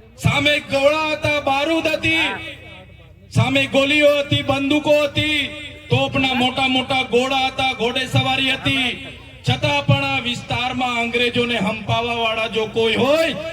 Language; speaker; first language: Gujarati; non-native, local second language; Vasavi